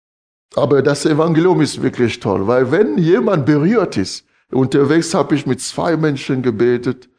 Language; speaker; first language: German; non-native, fluent; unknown